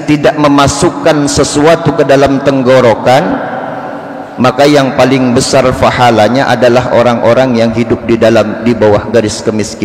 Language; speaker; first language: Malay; non-native, local second language; Banjar